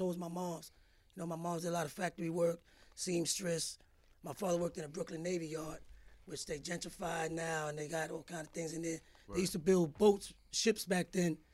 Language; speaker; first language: English; early bilingual, other home language; Spanish